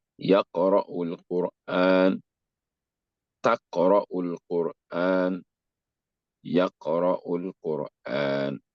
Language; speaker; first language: Arabic; non-native, fluent; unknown